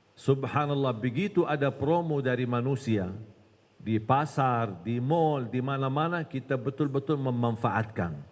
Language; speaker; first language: Malay; non-native, fluent; Arabic